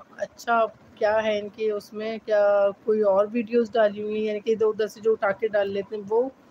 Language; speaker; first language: Urdu; native; Urdu